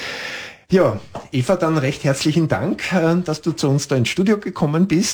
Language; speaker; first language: German; native; German